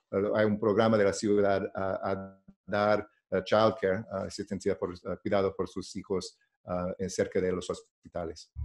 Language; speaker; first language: Spanish; non-native, learner; English